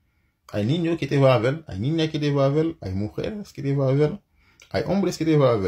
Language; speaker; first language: Spanish; non-native, fluent; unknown